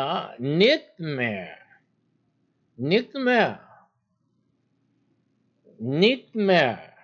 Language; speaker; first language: German; non-native, learner; English